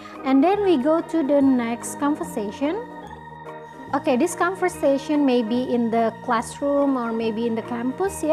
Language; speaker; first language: English; non-native, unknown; Indonesian